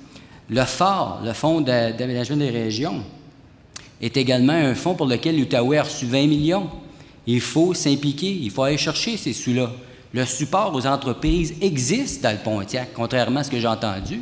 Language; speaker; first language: French; native; French